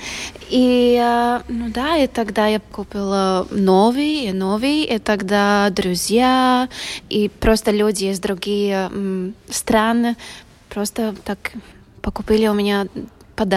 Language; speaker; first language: Russian; non-native, local second language; Latvian